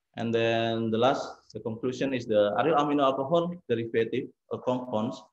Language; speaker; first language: English; non-native, learner; Indonesian